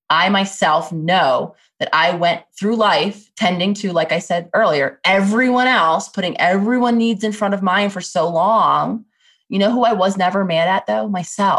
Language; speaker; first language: English; native; English